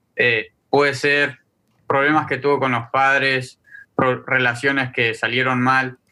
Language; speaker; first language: Spanish; native; Spanish